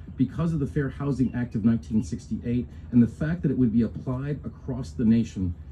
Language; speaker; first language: English; native; English